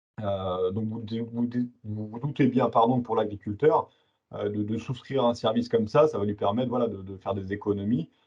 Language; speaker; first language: French; native; French